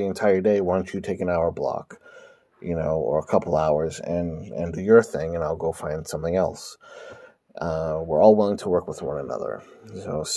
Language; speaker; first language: English; native; English